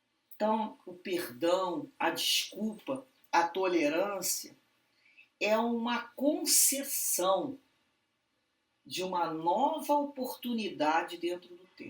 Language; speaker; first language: Portuguese; native; Portuguese